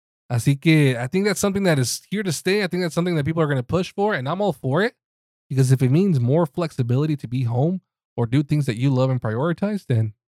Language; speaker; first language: English; early bilingual, other home language; Spanish